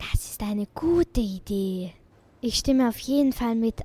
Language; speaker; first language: German; native; German